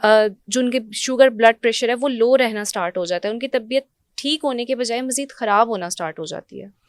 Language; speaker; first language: Urdu; native; Urdu